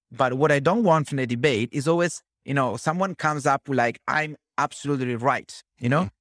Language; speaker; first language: English; non-native, fluent; Italian